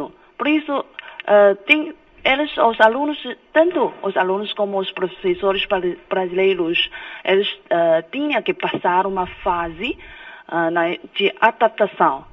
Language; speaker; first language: Portuguese; non-native, fluent; Chinese